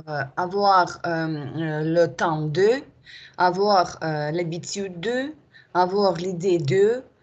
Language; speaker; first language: French; non-native, learner; Russian